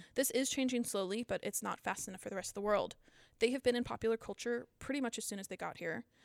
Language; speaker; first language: English; native; English